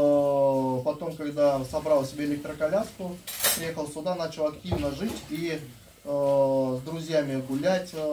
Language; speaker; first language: Russian; native; Russian